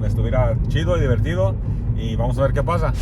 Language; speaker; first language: Spanish; early bilingual, heritage; Spanish